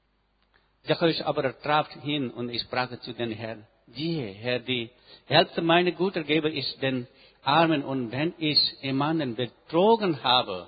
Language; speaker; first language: German; non-native, learner; Nepali